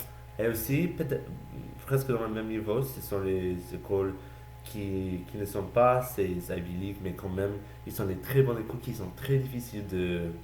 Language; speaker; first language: French; non-native, learner; English